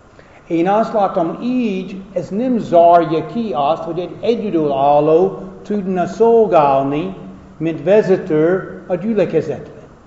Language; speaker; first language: Hungarian; non-native, fluent; English